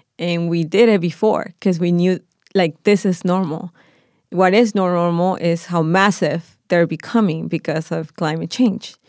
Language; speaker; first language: English; non-native, fluent; Spanish